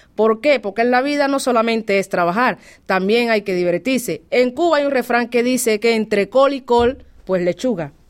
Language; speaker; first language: Spanish; native; Spanish